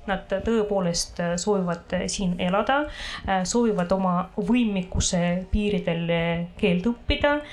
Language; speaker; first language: Estonian; non-native, local second language; Russian